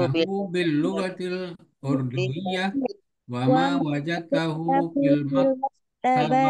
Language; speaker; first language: Arabic; non-native, learner; Indonesian